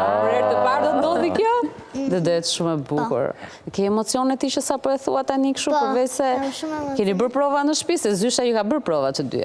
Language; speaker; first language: Albanian; native; Albanian